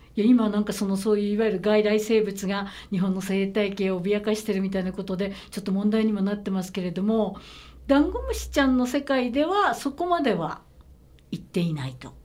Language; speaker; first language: Japanese; native; Japanese